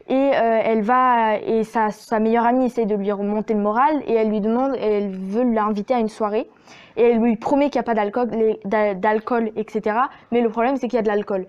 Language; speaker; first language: French; native; French